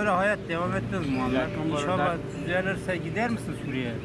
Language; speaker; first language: Turkish; native; Turkish